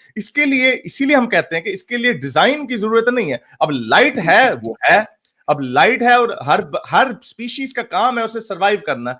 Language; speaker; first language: Urdu; native; Urdu